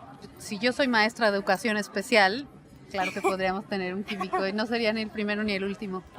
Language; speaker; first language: Spanish; native; Spanish